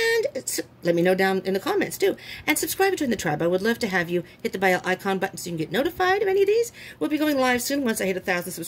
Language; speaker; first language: English; native; English